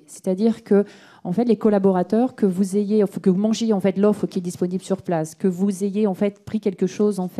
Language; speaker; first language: French; native; French